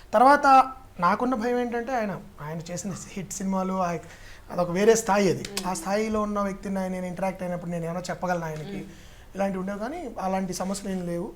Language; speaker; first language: Telugu; native; Telugu